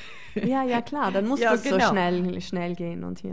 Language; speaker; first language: German; native; German